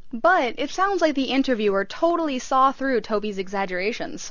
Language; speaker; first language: English; native; English